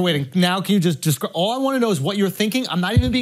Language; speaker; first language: English; native; English